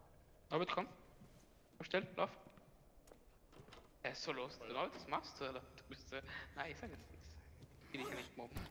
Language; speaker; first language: German; native; German